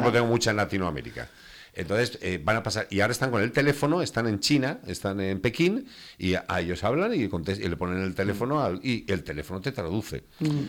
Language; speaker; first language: Spanish; native; Spanish